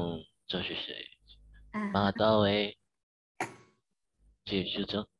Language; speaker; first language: Chinese; non-native, learner; English